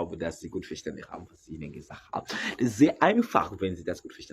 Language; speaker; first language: German; non-native, fluent; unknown